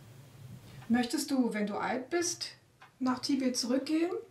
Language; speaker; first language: German; native; German